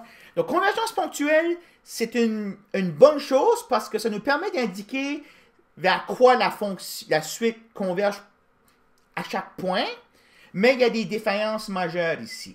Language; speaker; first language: French; native; French